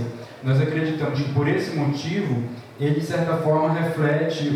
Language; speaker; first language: Portuguese; native; Portuguese